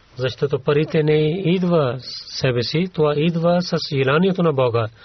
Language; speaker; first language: Bulgarian; non-native, learner; Urdu